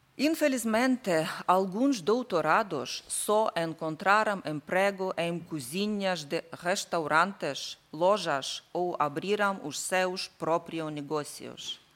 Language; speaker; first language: Portuguese; non-native, learner; Ukrainian